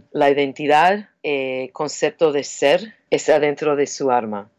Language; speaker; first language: Spanish; non-native, fluent; English